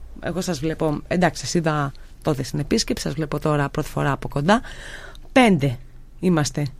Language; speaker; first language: Greek; native; Greek